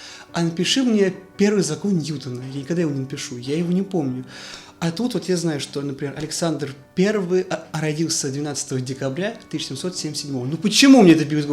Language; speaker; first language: Russian; native; Russian